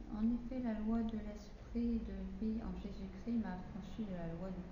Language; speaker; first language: French; native; French